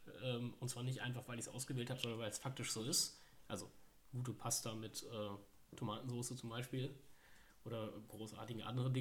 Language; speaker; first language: German; native; German